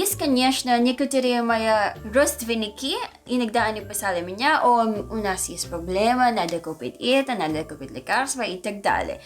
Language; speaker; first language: Russian; non-native, learner; Filipino